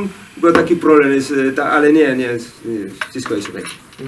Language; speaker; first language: Polish; non-native, learner; Spanish